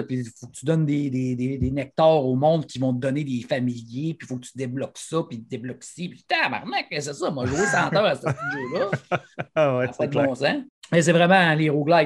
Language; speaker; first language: French; native; French